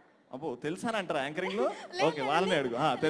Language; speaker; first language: Telugu; native; Telugu